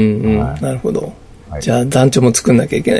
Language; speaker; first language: Japanese; native; Japanese